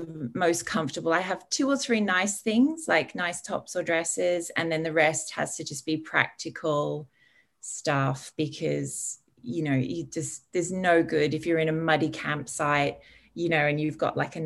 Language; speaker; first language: English; native; English